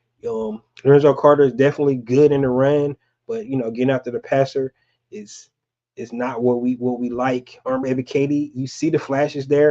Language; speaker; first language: English; native; English